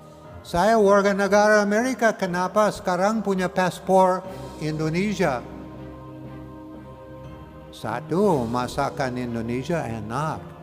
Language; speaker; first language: Indonesian; non-native, learner; English